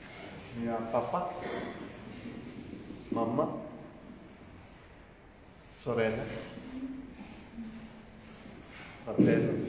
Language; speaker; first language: Italian; non-native, fluent; Malayalam